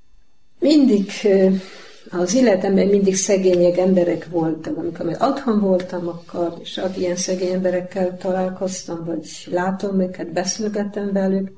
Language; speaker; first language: Hungarian; non-native, learner; Polish